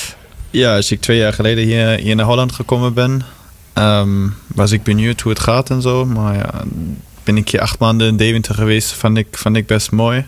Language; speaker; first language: Dutch; non-native, fluent; German